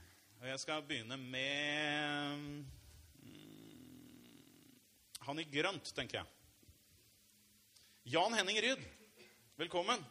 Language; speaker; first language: Norwegian; native; Norwegian